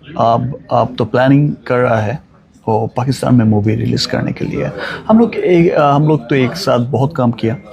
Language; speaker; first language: Hindi; non-native, learner; Bangla